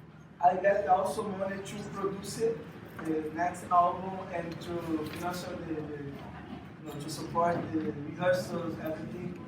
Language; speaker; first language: English; non-native, fluent; Portuguese